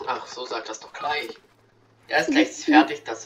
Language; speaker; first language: German; native; German